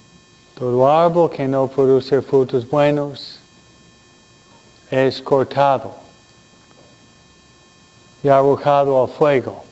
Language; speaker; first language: Spanish; non-native, fluent; English